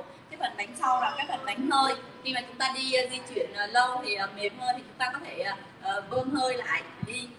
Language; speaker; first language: Vietnamese; native; Vietnamese